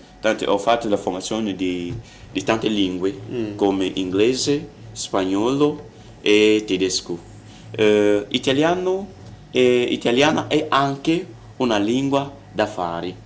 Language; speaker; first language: Italian; non-native, learner; French